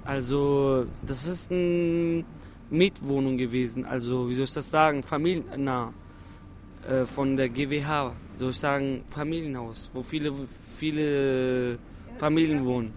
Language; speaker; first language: German; non-native, local second language; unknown